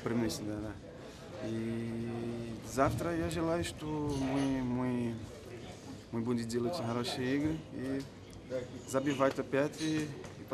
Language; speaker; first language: Russian; non-native, learner; Portuguese